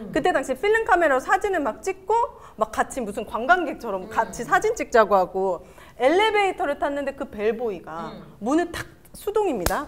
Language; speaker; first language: Korean; native; Korean